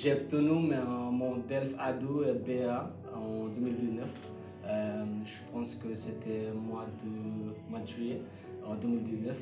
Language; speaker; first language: French; non-native, fluent; Bangla